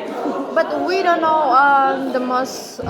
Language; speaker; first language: English; non-native, learner; Indonesian